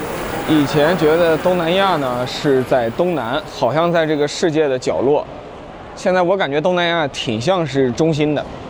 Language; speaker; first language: Chinese; native; Chinese